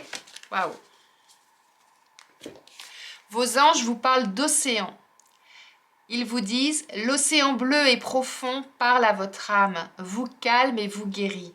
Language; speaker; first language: French; native; French